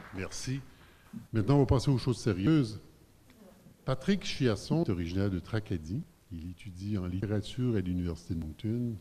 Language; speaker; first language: French; native; French